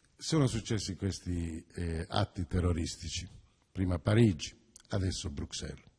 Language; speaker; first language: Italian; native; Italian